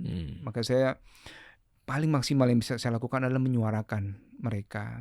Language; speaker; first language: Indonesian; native; Indonesian